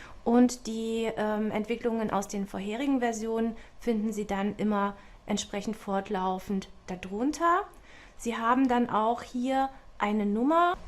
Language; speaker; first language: German; native; German